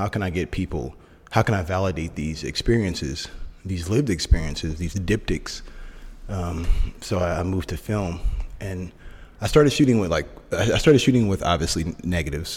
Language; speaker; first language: English; native; English